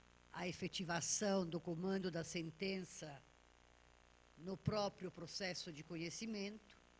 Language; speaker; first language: Portuguese; native; Portuguese